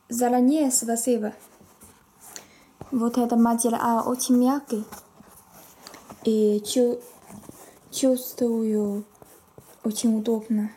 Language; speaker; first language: Russian; non-native, learner; Chinese